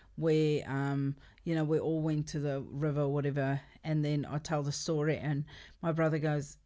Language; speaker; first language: English; non-native, local second language; Afrikaans